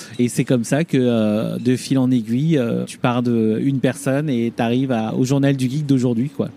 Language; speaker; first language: French; early bilingual, other home language; Vietnamese